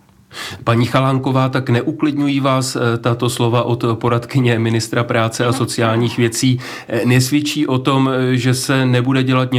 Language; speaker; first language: Czech; native; Czech